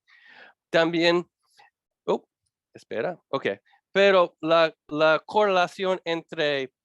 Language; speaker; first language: Spanish; non-native, learner; English